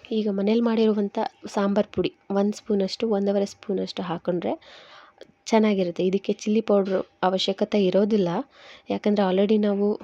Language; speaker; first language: Kannada; native; Kannada